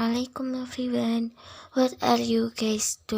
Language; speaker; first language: English; non-native, learner; Indonesian